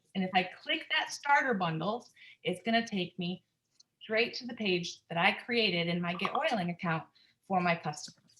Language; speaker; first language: English; native; English